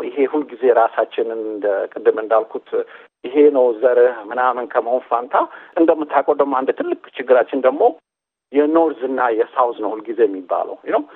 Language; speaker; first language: Amharic; non-native, local second language; Somali